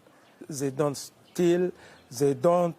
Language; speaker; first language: English; non-native, learner; Sango